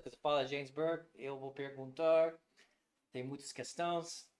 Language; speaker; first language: Portuguese; non-native, learner; English